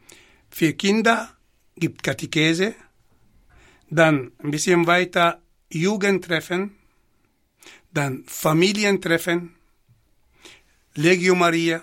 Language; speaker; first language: German; non-native, fluent; Arabic